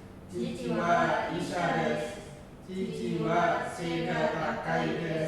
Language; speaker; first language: Japanese; non-native, learner; Indonesian